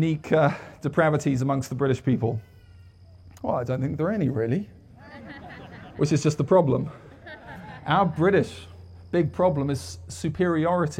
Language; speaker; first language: English; native; English